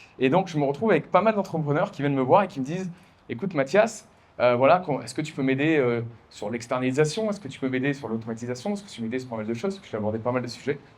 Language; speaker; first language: French; native; French